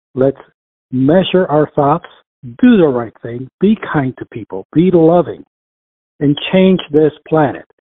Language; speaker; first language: English; early bilingual, other home language; Spanish